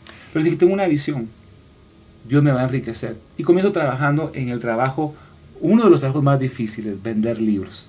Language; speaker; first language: Spanish; native; Spanish